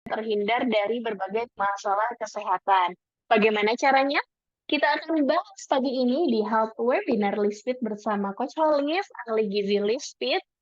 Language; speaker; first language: Indonesian; native; Indonesian